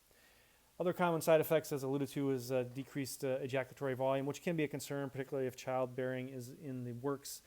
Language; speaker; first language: English; native; English